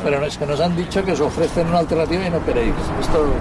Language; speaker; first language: Spanish; native; Spanish